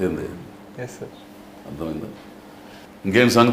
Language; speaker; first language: Telugu; native; Telugu